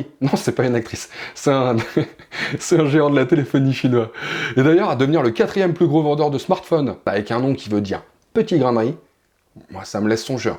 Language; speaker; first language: French; native; French